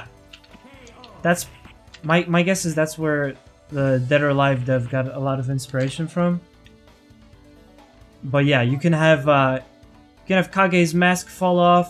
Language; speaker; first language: English; native; English